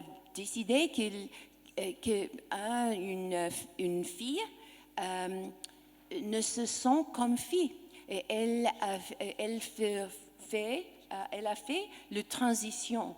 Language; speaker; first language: French; non-native, learner; English